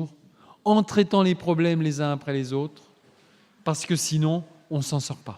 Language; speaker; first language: French; native; French